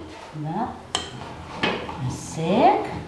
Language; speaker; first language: French; non-native, fluent; Nepali